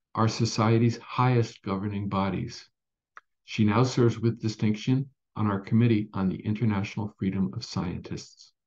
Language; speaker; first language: English; native; English